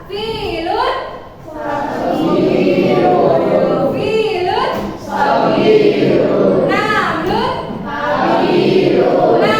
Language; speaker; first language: Arabic; non-native, fluent; Indonesian